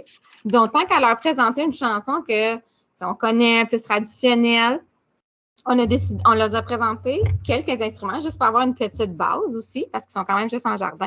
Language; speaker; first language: French; native; French